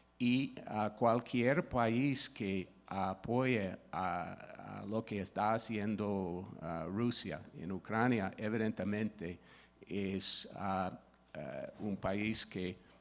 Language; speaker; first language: Spanish; non-native, fluent; English